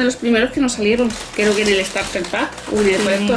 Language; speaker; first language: Spanish; native; Spanish